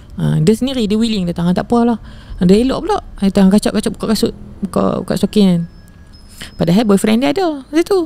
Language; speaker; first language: Malay; native; Malay